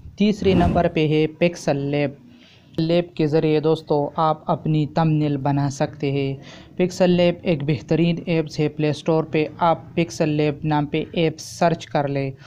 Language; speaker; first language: Urdu; non-native, local second language; Pashto